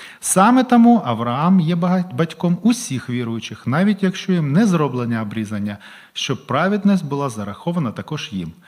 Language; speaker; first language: Ukrainian; non-native, local second language; Russian